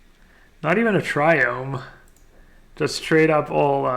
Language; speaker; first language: English; non-native, fluent; French